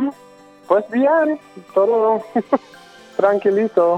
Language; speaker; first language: Spanish; non-native, fluent; English